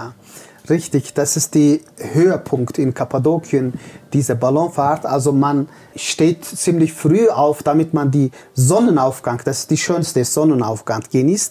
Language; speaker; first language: German; non-native, fluent; Turkish